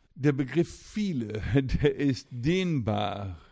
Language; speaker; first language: German; native; German